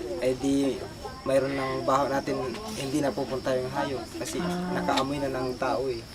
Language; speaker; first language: Filipino; non-native, local second language; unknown